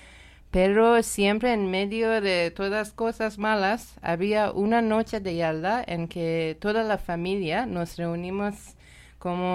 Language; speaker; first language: Spanish; non-native, learner; Persian